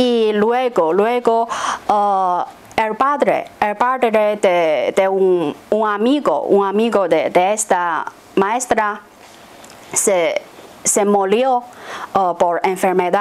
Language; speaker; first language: Spanish; non-native, fluent; Chinese